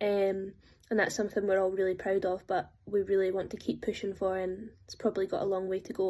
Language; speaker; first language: English; native; English